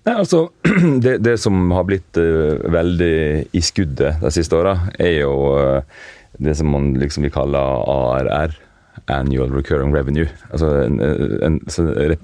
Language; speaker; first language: Norwegian; native; Norwegian